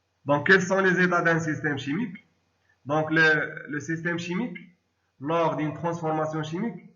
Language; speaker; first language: French; non-native, local second language; Arabic